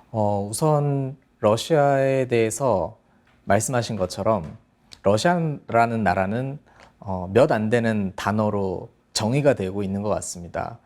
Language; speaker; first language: Korean; native; Korean